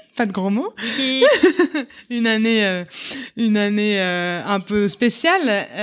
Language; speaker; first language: French; native; French